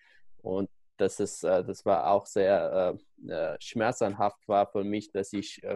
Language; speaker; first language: German; non-native, learner; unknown